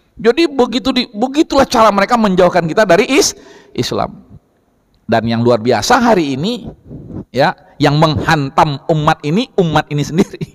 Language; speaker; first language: Indonesian; non-native, local second language; Minangkabau